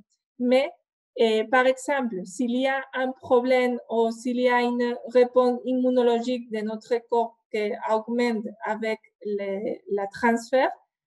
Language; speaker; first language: French; non-native, fluent; Spanish